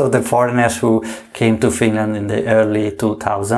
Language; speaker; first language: English; non-native, fluent; Italian